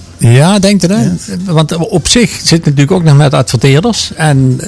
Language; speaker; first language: Dutch; native; Dutch